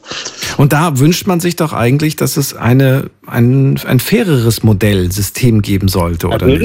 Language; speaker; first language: German; native; German